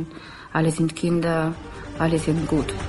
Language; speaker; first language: German; non-native, learner; Russian